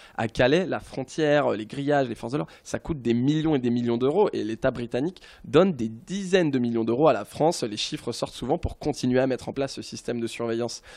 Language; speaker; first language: French; native; French